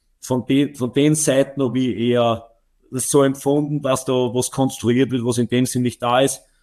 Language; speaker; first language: German; native; German